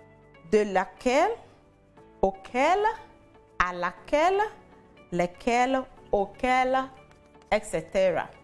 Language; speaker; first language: French; non-native, fluent; English